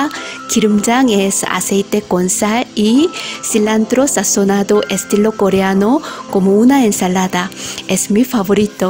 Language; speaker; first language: Spanish; non-native, learner; Korean